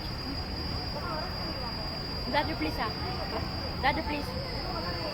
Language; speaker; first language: English; non-native, learner; Filipino